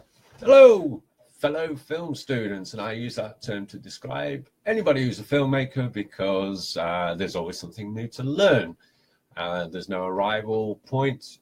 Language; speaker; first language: English; native; English